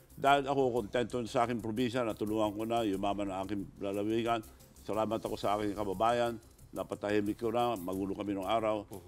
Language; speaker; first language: Filipino; non-native, local second language; Iloko